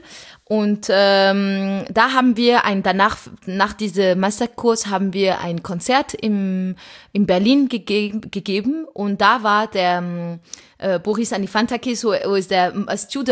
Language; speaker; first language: German; non-native, fluent; French